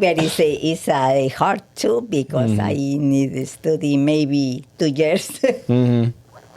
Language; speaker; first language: English; non-native, learner; Spanish